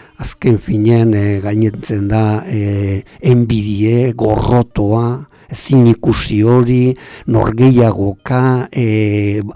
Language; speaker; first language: Basque; native; Basque